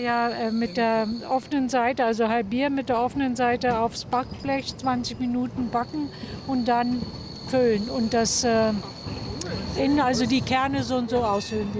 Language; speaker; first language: German; native; German